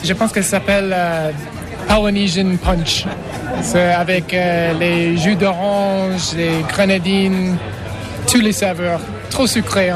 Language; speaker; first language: French; non-native, fluent; English